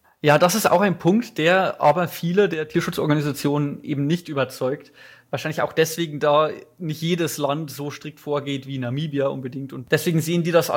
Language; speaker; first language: German; native; German